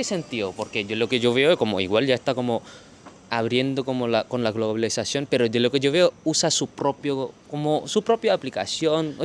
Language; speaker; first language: Spanish; non-native, learner; Indonesian